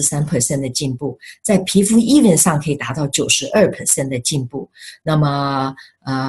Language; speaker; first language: Chinese; native; Chinese